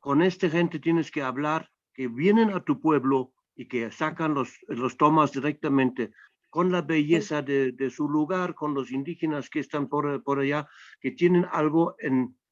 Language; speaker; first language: Spanish; non-native, fluent; German